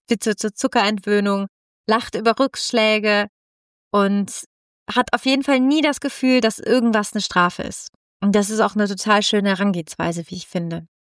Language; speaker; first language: German; non-native, fluent; Italian